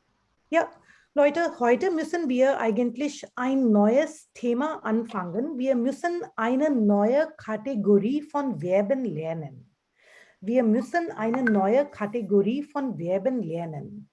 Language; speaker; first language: German; non-native, fluent; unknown